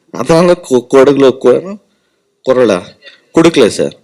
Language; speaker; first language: Tamil; non-native, learner; Kannada